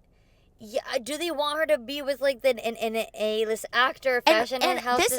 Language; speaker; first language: English; native; English